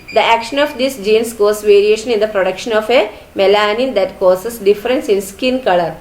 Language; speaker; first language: English; non-native, local second language; Malayalam